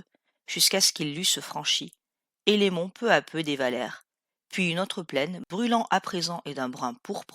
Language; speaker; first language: French; native; French